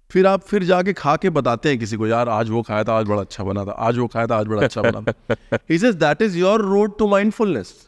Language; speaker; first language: Hindi; native; Hindi